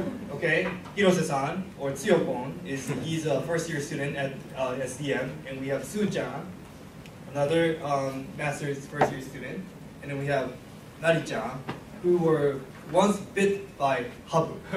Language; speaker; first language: English; non-native, fluent; Japanese